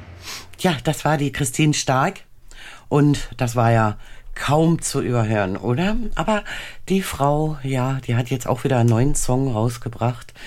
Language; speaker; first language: German; native; German